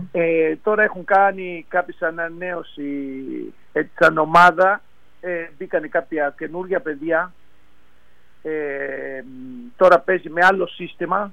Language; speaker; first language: Greek; non-native, fluent; Spanish